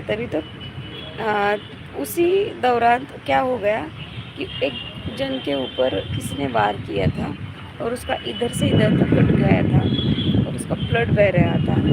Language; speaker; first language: Hindi; non-native, local second language; Marathi